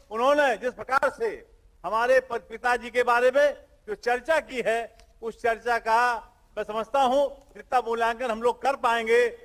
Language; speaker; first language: Hindi; native; Hindi